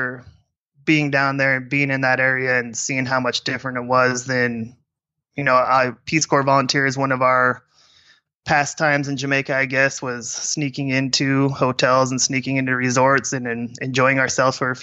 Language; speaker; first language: English; native; English